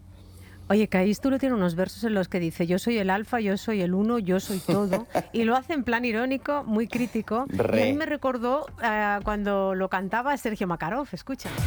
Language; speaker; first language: Spanish; native; Spanish